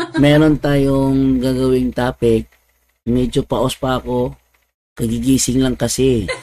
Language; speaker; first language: Filipino; non-native, local second language; Cebuano